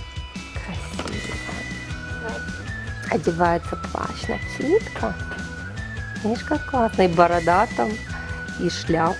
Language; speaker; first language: Russian; native; Russian